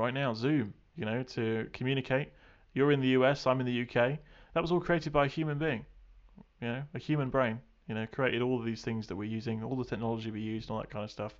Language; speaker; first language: English; native; English